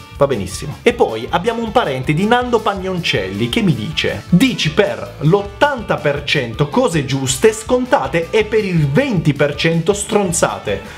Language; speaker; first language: Italian; early bilingual, other home language; Macedonian